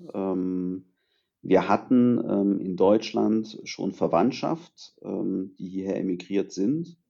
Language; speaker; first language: German; early bilingual, other home language; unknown